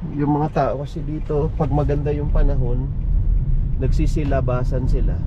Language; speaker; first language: Filipino; native; Filipino